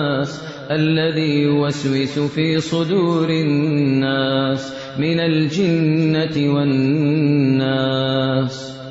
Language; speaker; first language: Arabic; native; Arabic